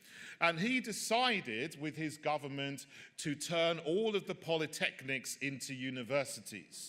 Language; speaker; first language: English; native; English